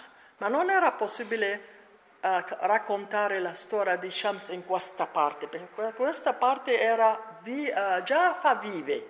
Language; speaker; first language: Italian; non-native, learner; Arabic